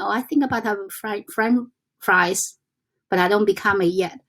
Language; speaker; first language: English; non-native, fluent; Chinese